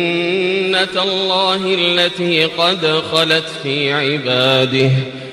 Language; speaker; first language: Arabic; native; Arabic